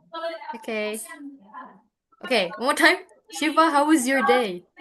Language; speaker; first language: English; non-native, fluent; Indonesian